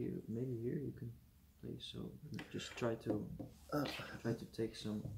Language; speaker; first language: English; non-native, learner; Dutch